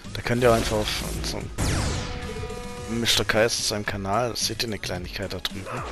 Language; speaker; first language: German; native; German